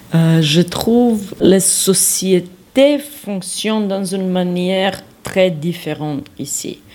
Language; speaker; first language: French; non-native, learner; Serbian